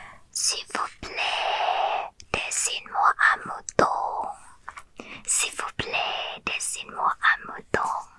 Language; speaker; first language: French; non-native, learner; Thai